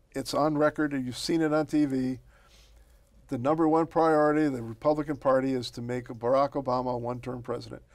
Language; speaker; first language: English; native; English